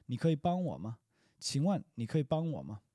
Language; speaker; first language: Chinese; non-native, fluent; English